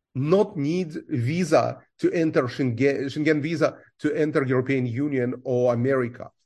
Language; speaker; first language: English; non-native, fluent; Russian